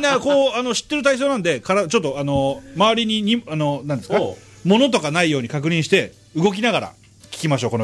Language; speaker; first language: Japanese; native; Japanese